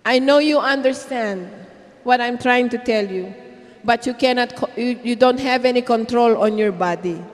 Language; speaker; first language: English; non-native, local second language; Filipino